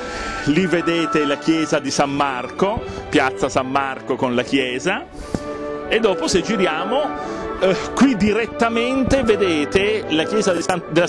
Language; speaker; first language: Italian; native; Italian